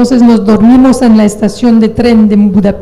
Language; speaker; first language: Spanish; non-native, fluent; French